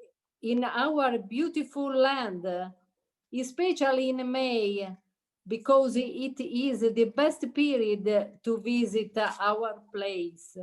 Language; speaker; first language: English; non-native, learner; Italian